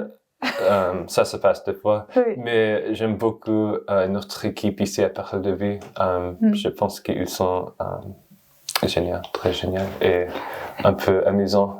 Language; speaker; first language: French; non-native, learner; English